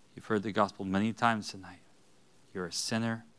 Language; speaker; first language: English; native; English